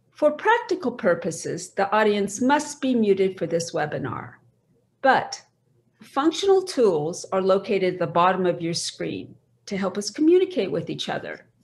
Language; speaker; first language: English; native; English